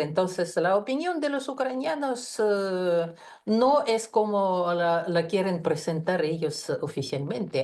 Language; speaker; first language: Spanish; non-native, fluent; Russian